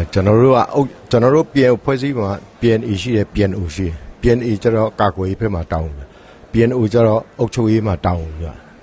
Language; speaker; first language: Burmese; non-native, local second language; Pa'o Karen